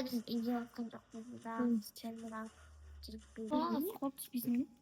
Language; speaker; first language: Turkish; non-native, learner; Kazakh